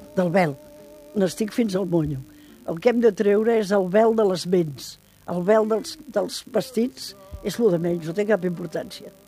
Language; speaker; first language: Catalan; native; Catalan